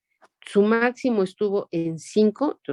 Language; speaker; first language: Spanish; native; Spanish